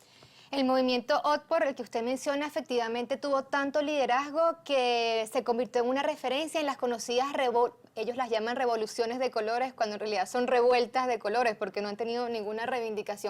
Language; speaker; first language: Spanish; native; Spanish